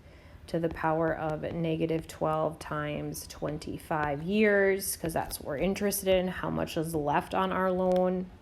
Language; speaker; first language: English; native; English